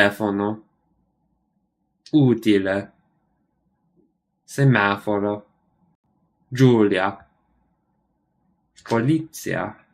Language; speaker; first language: Italian; non-native, learner; English